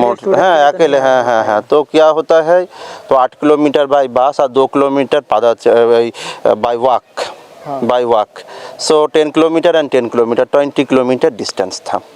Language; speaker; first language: Hindi; non-native, local second language; Bangla